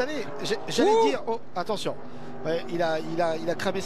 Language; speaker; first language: French; native; French